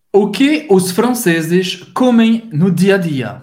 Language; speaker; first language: Portuguese; non-native, fluent; French